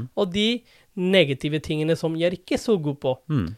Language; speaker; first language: Norwegian; non-native, fluent; Bangla